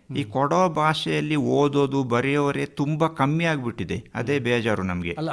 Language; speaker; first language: Kannada; non-native, local second language; Kodava